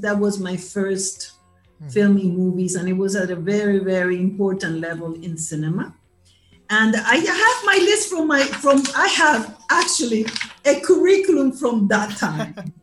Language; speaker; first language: English; non-native, fluent; Spanish